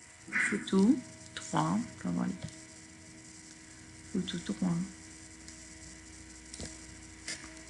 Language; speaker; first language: French; non-native, fluent; Arabic